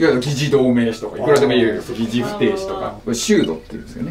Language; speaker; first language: Japanese; native; Japanese